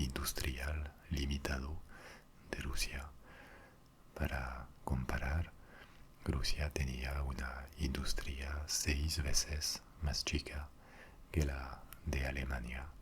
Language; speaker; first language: Spanish; non-native, fluent; French